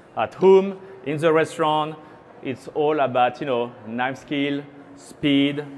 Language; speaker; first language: English; non-native, fluent; French